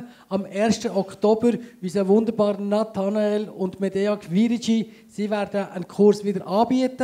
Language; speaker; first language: German; native; German